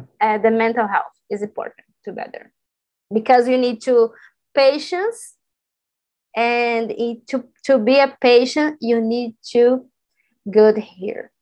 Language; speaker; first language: English; non-native, learner; Portuguese